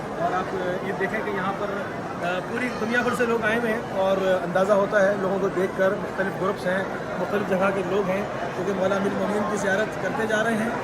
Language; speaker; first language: Urdu; native; Urdu